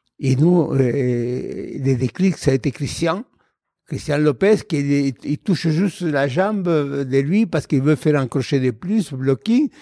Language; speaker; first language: French; non-native, fluent; Spanish